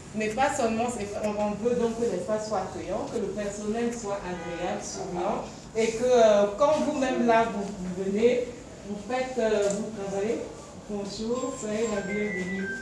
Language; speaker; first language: French; non-native, local second language; Bambara